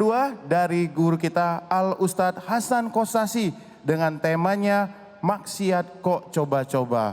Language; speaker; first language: Indonesian; native; Indonesian